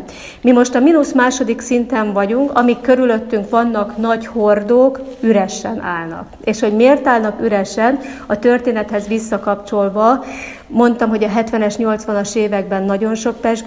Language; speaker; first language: Hungarian; native; Hungarian